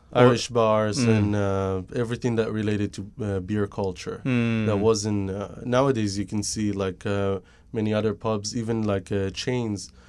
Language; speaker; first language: English; non-native, fluent; Hebrew